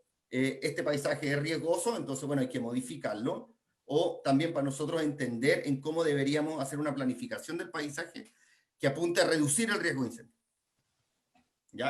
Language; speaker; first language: Spanish; native; Spanish